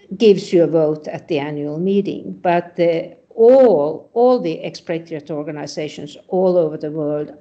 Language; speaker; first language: English; non-native, fluent; Finnish